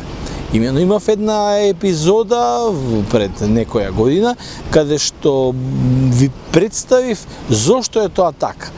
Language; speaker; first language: Macedonian; native; Macedonian